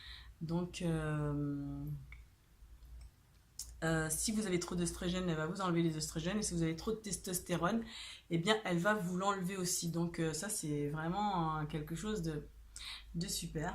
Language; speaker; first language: French; native; French